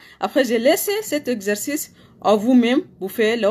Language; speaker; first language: French; non-native, learner; Arabic